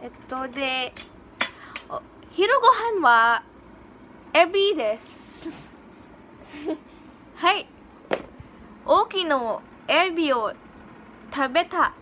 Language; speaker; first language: Japanese; non-native, learner; English